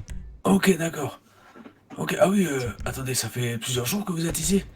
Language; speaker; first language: French; native; French